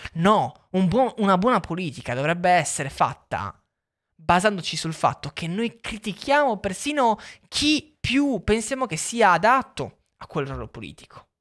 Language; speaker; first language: Italian; native; Italian